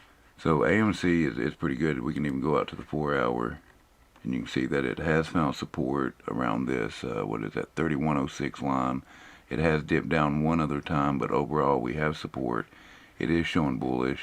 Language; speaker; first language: English; native; English